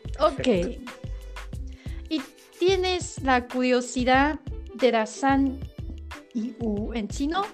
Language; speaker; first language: Spanish; non-native, learner; Chinese